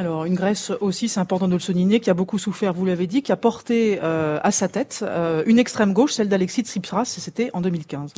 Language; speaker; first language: French; native; French